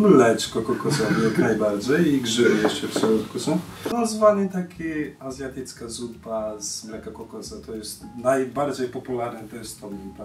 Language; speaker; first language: Polish; non-native, learner; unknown